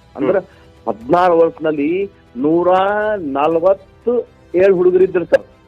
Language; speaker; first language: Kannada; non-native, local second language; Lambadi